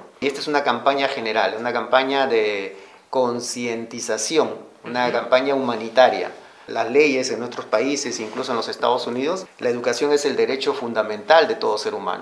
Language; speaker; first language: Spanish; native; Spanish